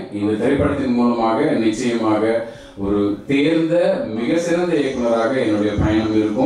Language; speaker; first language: Tamil; native; Tamil